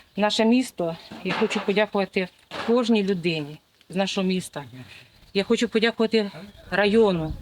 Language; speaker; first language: Ukrainian; native; Ukrainian